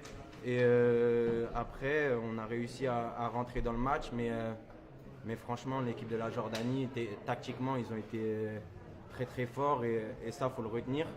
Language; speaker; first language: French; early bilingual, other home language; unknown